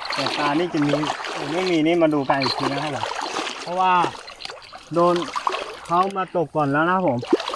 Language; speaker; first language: Thai; non-native, local second language; Karen languages